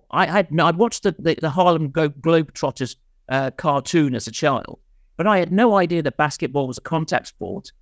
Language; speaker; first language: English; native; English